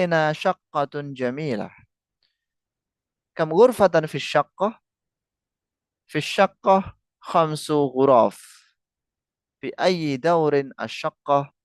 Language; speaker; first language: Arabic; non-native, fluent; Indonesian